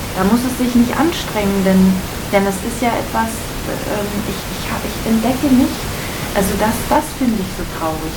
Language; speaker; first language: German; native; German